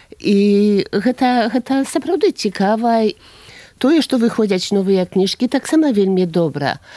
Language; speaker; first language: Belarusian; native; Belarusian